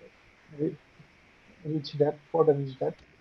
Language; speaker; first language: English; non-native, learner; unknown